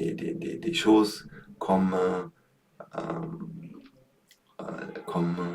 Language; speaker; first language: French; non-native, learner; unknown